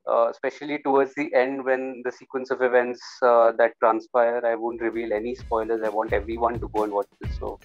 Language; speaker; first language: English; non-native, local second language; Hindi